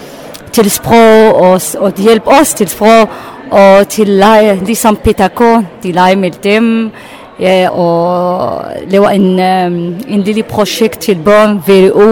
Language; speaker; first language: Danish; non-native, learner; Arabic